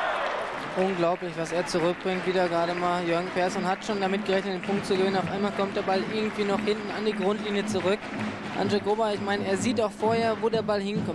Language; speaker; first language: German; native; German